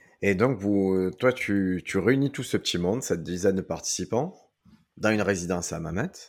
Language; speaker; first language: French; native; French